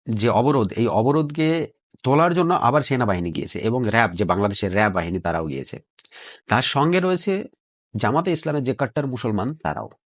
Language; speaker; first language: Bangla; native; Bangla